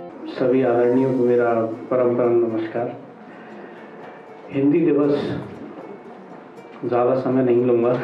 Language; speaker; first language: Hindi; native; Hindi